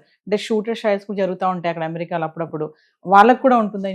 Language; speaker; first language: Telugu; native; Telugu